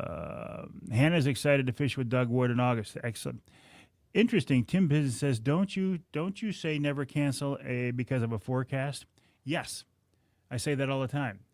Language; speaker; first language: English; native; English